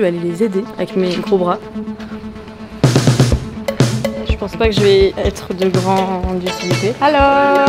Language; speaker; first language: French; native; French